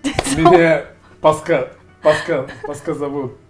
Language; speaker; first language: Russian; non-native, learner; English